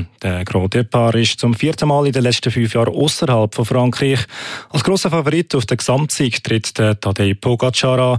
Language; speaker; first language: German; native; German